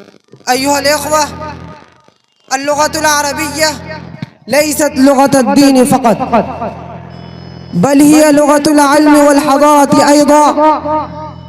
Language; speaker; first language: Arabic; non-native, fluent; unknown